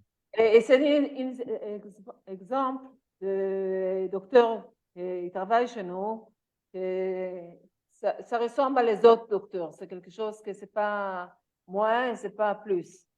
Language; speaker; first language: French; non-native, learner; Hebrew